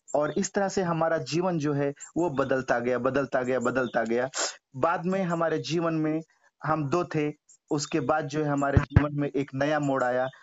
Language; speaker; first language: Hindi; native; Hindi